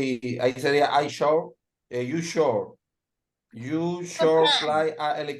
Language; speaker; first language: English; non-native, learner; Spanish